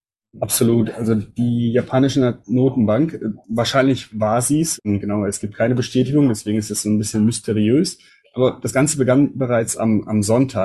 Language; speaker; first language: German; native; German